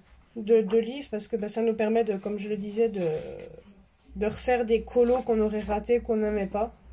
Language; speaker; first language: French; native; French